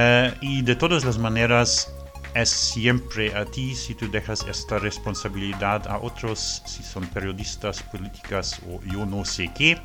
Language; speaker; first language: Spanish; non-native, learner; French